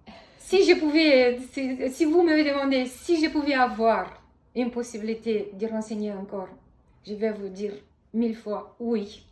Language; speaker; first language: French; non-native, fluent; Romanian